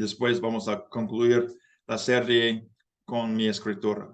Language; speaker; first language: Spanish; non-native, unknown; English